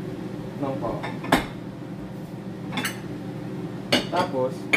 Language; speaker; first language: Japanese; non-native, fluent; Filipino